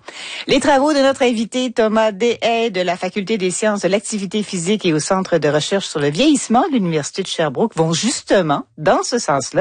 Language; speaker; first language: French; native; French